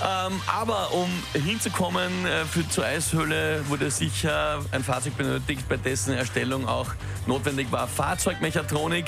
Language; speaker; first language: German; native; German